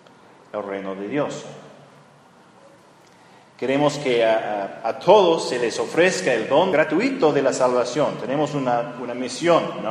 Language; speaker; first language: Spanish; non-native, fluent; English